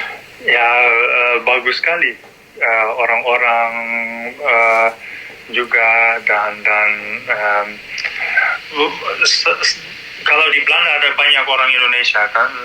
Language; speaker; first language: Indonesian; non-native, learner; Dutch